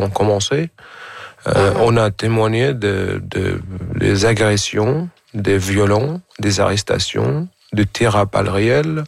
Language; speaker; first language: French; non-native, fluent; Arabic